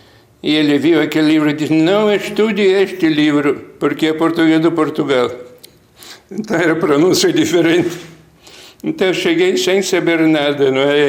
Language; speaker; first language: Portuguese; non-native, fluent; Lithuanian